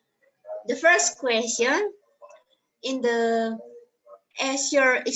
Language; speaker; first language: English; non-native, learner; Indonesian